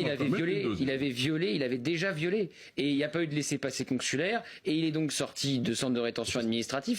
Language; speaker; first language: French; native; French